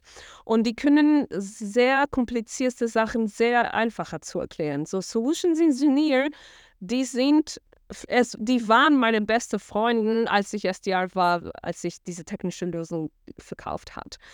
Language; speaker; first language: German; non-native, fluent; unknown